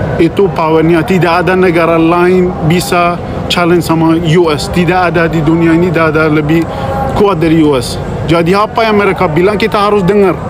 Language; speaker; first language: Indonesian; non-native, fluent; Persian